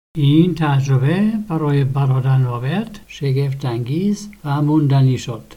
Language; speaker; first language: Persian; non-native, fluent; German